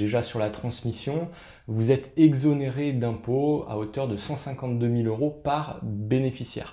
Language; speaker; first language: French; native; French